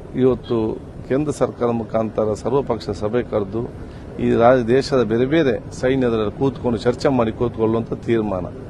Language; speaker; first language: Kannada; native; Kannada